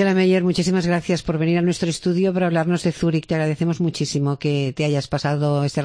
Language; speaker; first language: Spanish; native; Spanish